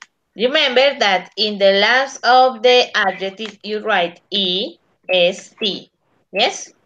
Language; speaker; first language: English; non-native, learner; Spanish